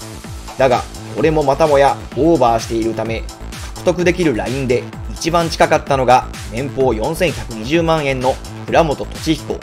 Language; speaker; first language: Japanese; native; Japanese